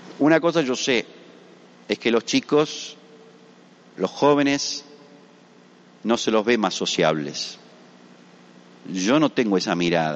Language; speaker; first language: Spanish; native; Spanish